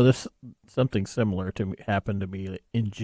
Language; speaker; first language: English; native; English